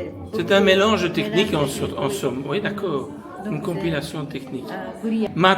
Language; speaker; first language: French; native; French